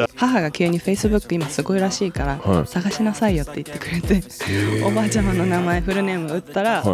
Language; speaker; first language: Japanese; native; Japanese